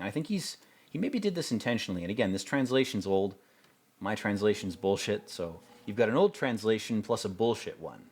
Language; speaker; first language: English; native; English